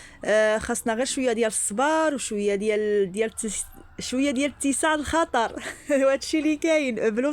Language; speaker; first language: Arabic; native; Arabic